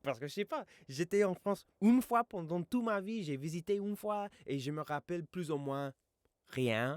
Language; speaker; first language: French; non-native, fluent; English